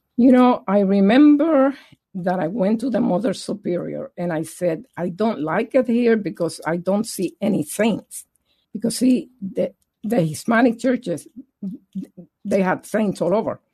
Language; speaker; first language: English; non-native, fluent; Spanish